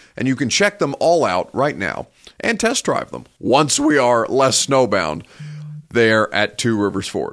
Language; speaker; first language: English; native; English